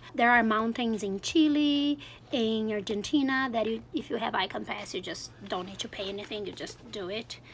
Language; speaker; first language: English; non-native, fluent; Portuguese